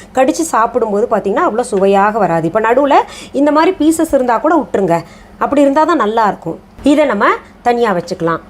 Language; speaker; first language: Tamil; non-native, fluent; Hindi